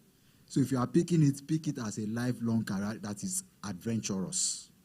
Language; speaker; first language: English; non-native, local second language; Yoruba